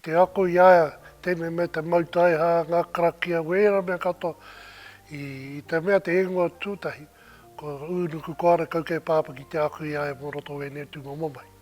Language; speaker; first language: Māori; native; Māori